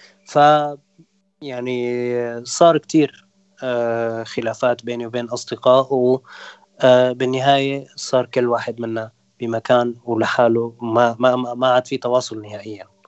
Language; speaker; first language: Arabic; non-native, local second language; Kurdish